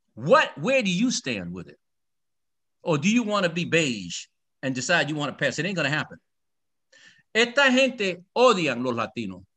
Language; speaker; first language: English; early bilingual, other home language; Spanish